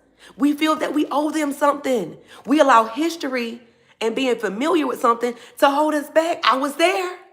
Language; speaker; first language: English; native; English